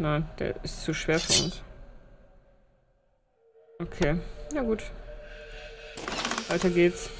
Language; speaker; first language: German; native; German